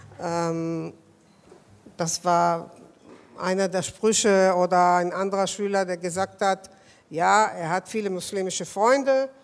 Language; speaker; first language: German; non-native, fluent; Hebrew